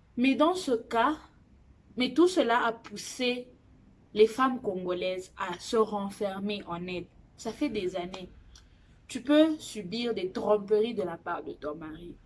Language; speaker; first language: French; non-native, local second language; Lingala